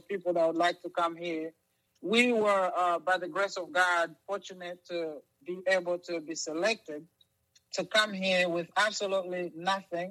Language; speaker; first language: English; non-native, local second language; Kinyarwanda